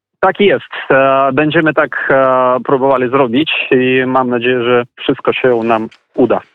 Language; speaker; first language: Polish; non-native, fluent; Ukrainian